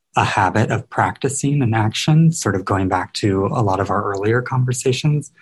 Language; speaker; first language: English; native; English